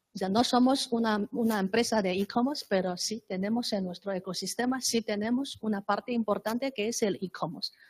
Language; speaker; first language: Spanish; non-native, fluent; Chinese